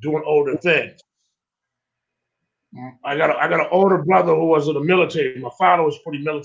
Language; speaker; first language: English; native; English